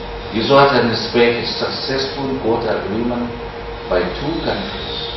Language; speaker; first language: English; non-native, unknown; Vietnamese